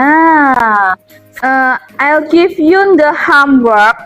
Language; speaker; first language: English; non-native, fluent; Indonesian